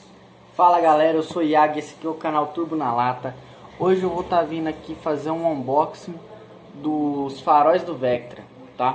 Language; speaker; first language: Portuguese; native; Portuguese